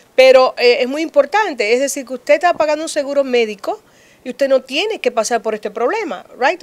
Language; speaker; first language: Spanish; native; Spanish